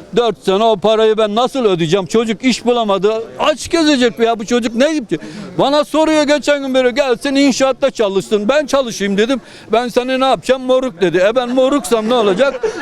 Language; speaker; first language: Turkish; native; Turkish